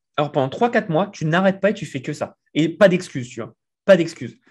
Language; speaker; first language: French; native; French